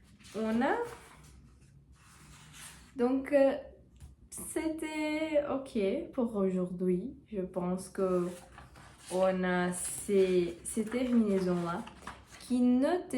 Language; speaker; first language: French; non-native, learner; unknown